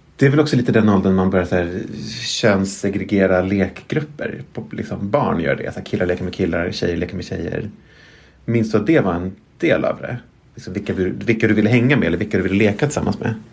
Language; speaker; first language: Swedish; native; Swedish